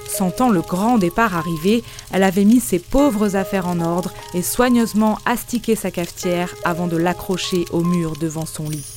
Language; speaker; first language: French; native; French